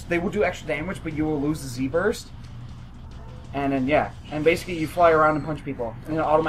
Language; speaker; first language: English; native; English